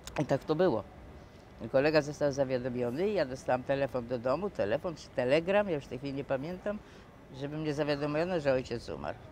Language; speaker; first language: Polish; native; Polish